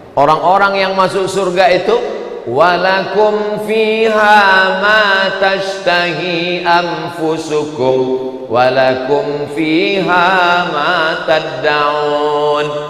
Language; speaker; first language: Indonesian; native; Indonesian